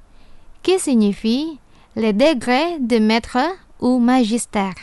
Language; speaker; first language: French; non-native, fluent; Indonesian